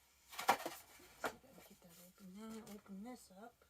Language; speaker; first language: English; native; English